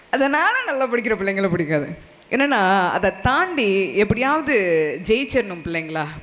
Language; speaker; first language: Tamil; non-native, local second language; Telugu